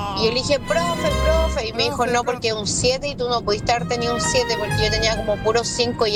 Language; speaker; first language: Spanish; native; Spanish